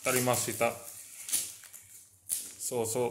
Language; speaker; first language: Japanese; non-native, learner; English